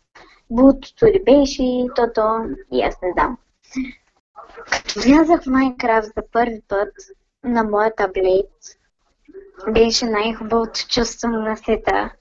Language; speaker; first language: Bulgarian; native; Bulgarian